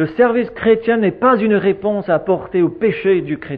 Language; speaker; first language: French; native; French